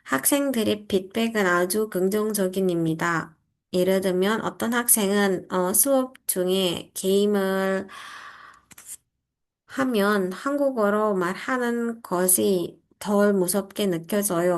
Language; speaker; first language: Korean; non-native, fluent; Indonesian